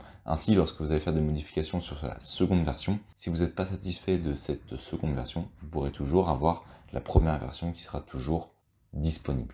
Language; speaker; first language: French; native; French